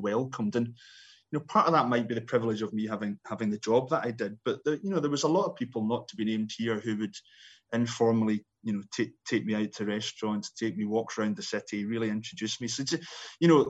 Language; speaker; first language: English; native; English